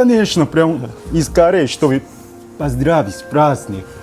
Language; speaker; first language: Russian; non-native, learner; Korean